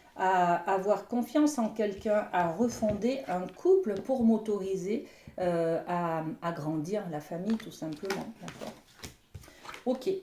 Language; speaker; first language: French; native; French